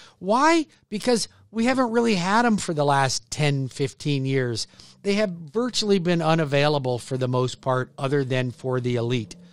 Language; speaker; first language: English; native; English